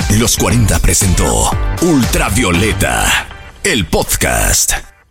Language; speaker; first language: Spanish; native; Spanish